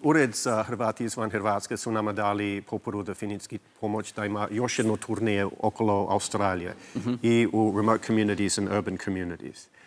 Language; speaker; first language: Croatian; early bilingual, heritage; English